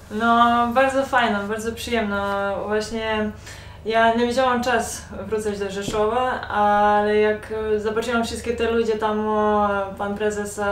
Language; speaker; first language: Polish; non-native, learner; Serbian